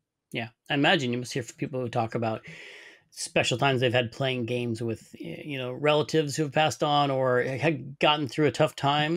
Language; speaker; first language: English; native; English